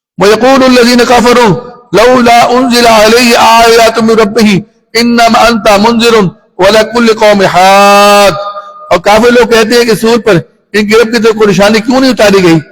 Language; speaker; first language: Urdu; non-native, local second language; Punjabi